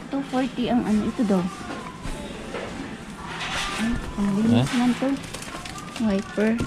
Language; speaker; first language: Filipino; native; Filipino